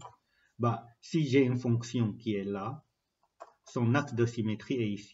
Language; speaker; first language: French; non-native, fluent; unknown